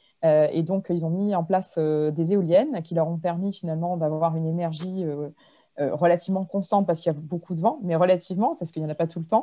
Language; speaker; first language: French; native; French